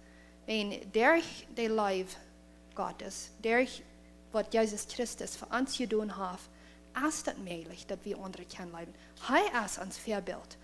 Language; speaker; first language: German; non-native, learner; Plautdietsch